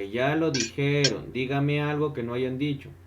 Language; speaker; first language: Spanish; native; Spanish